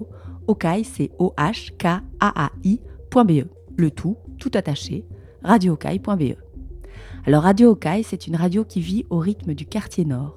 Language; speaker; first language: French; native; French